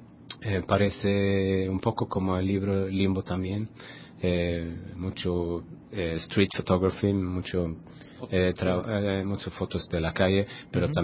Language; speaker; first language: Spanish; non-native, fluent; Swedish